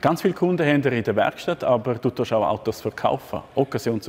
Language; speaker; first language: German; native; German